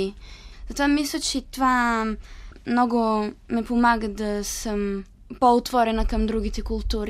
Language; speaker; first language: Bulgarian; early bilingual, heritage; Italian